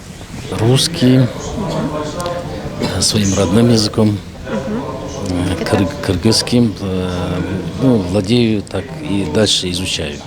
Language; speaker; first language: Russian; non-native, local second language; Kyrgyz